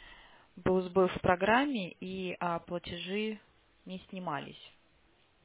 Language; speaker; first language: Russian; native; Russian